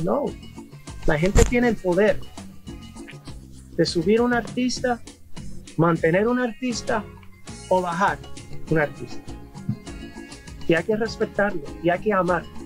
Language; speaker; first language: Spanish; early bilingual, heritage; English